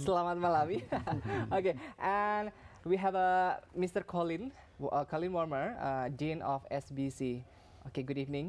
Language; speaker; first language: English; non-native, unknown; Indonesian